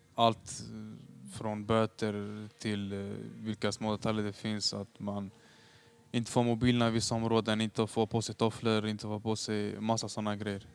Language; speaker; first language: Swedish; early bilingual, other home language; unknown